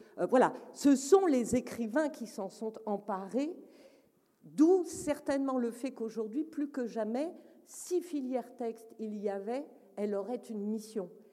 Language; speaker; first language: French; native; French